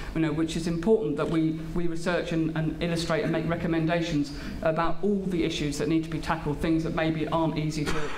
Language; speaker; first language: English; native; English